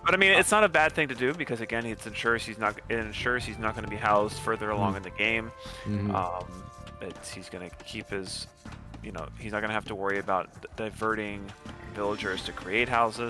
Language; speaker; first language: English; native; English